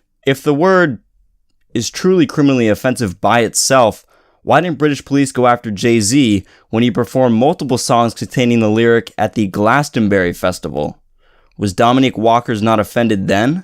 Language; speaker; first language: English; native; English